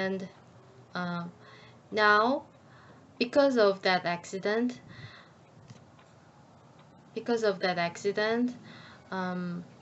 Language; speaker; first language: English; non-native, learner; Korean